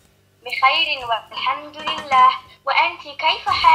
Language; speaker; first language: Arabic; non-native, learner; French